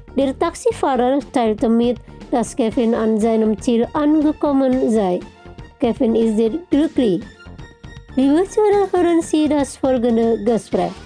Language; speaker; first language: German; non-native, fluent; Indonesian